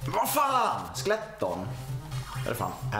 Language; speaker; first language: Swedish; native; Swedish